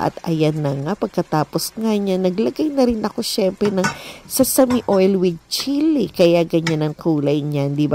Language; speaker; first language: Filipino; native; Filipino